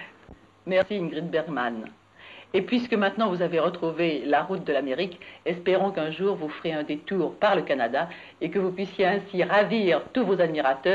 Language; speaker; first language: French; native; French